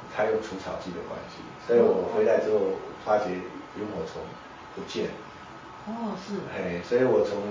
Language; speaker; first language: Chinese; native; Chinese